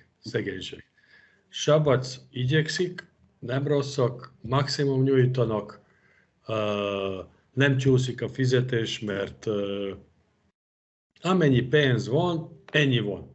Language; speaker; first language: Hungarian; non-native, fluent; Serbian